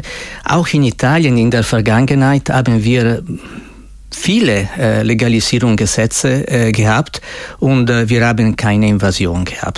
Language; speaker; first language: German; non-native, fluent; Italian